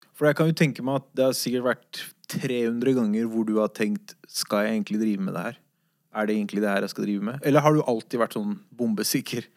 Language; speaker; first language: Norwegian; early bilingual, other home language; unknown